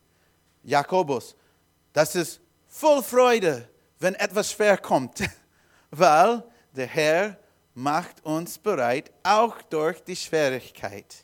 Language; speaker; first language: German; non-native, learner; English